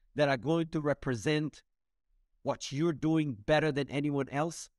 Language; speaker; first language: English; non-native, fluent; Hebrew